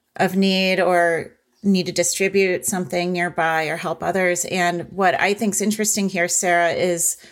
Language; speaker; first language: English; early bilingual, other home language; Hindi